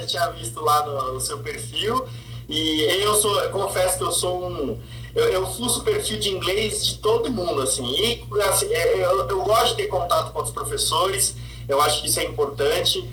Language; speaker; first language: Portuguese; native; Portuguese